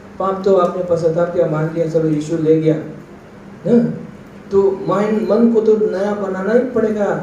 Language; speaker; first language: Hindi; non-native, local second language; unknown